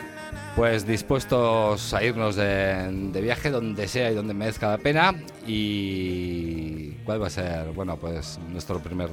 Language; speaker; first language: Spanish; native; Spanish